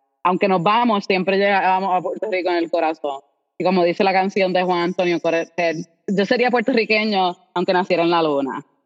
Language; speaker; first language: Spanish; native; Spanish